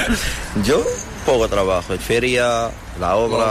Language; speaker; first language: Spanish; non-native, learner; Arabic